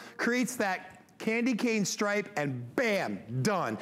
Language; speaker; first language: English; native; English